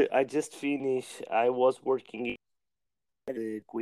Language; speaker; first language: English; non-native, learner; Portuguese